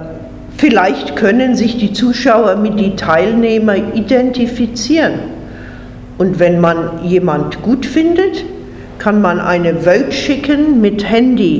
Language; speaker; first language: German; non-native, fluent; English